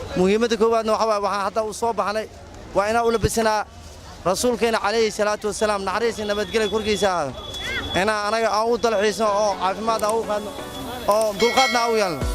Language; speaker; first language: Somali; native; Somali